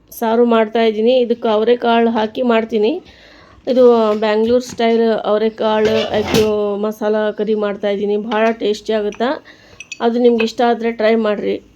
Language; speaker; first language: Kannada; non-native, local second language; Urdu